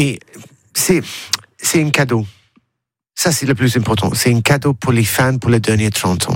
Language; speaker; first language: French; non-native, learner; English